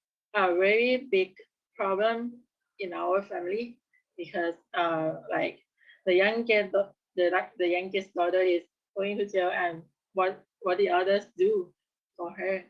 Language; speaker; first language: English; non-native, learner; Thai